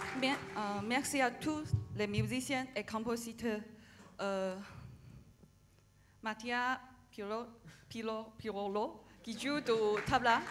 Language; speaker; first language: French; non-native, learner; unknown